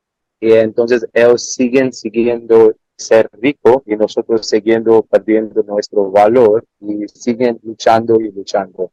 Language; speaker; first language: Spanish; non-native, learner; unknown